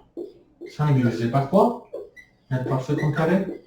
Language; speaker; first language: French; non-native, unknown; Spanish